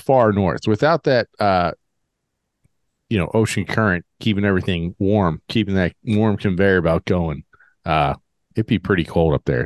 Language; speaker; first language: English; native; English